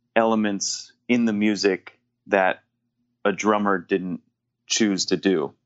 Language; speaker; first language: English; native; English